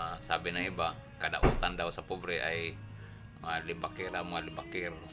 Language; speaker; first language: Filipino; non-native, local second language; Cebuano